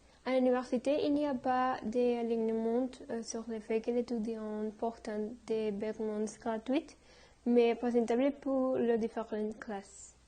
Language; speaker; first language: French; non-native, learner; Spanish